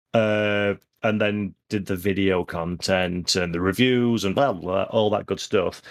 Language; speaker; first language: English; native; English